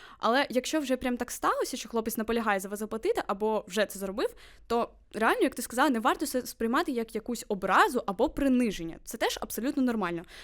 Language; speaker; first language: Ukrainian; native; Ukrainian